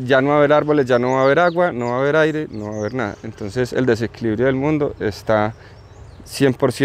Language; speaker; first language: Spanish; native; Spanish